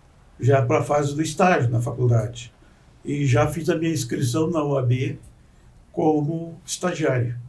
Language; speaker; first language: Portuguese; native; Portuguese